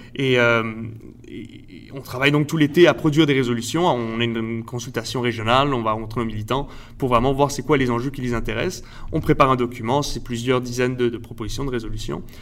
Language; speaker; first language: French; early bilingual, other home language; Spanish